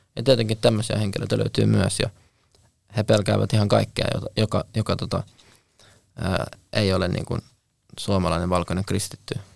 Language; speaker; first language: Finnish; native; Finnish